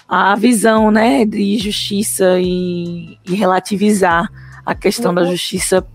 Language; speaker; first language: Portuguese; native; Portuguese